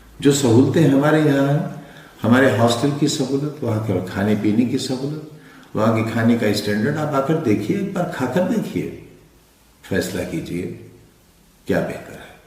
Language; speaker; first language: Urdu; native; Urdu